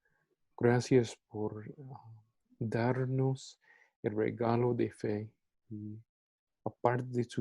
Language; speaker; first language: Spanish; non-native, fluent; English